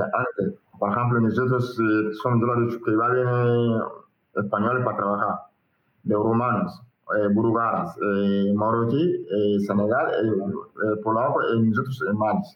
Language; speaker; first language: Spanish; non-native, learner; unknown